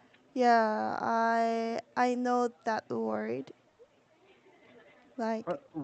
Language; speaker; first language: English; non-native, learner; Korean